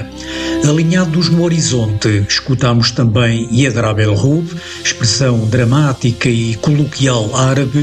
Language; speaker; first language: Portuguese; native; Portuguese